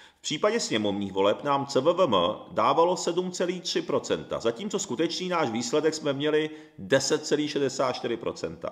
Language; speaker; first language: Czech; early bilingual, other home language; Japanese